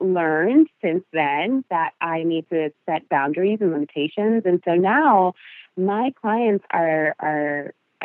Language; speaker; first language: English; non-native, fluent; Spanish